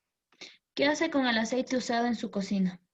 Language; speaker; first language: Spanish; native; Spanish